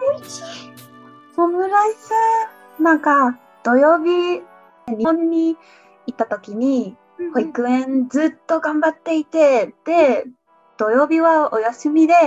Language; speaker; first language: Japanese; non-native, fluent; English